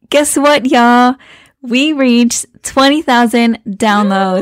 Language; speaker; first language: English; early bilingual, other home language; Spanish